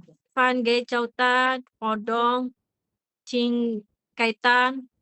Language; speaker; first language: Cantonese; non-native, learner; Indonesian